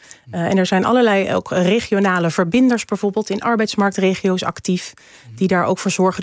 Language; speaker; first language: Dutch; native; Dutch